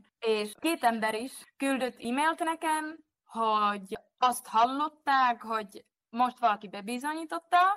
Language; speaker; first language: Hungarian; non-native, fluent; Czech